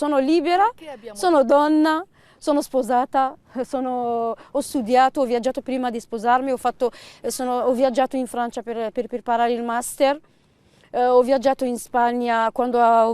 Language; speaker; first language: Italian; non-native, fluent; Arabic